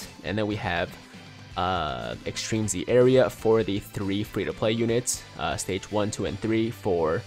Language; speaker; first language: English; native; English